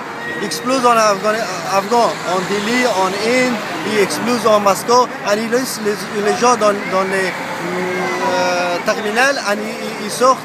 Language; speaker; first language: French; non-native, learner; Persian